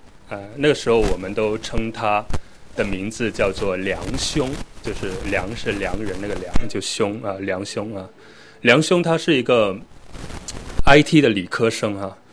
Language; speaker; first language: Chinese; native; Chinese